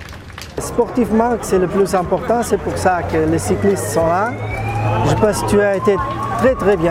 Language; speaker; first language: French; non-native, fluent; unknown